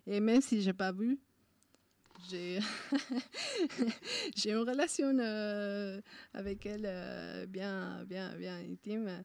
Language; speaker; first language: French; non-native, fluent; Spanish